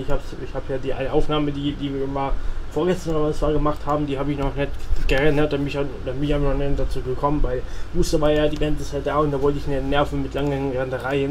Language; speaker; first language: German; native; German